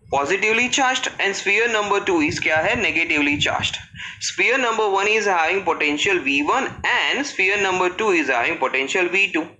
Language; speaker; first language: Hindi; non-native, local second language; Gujarati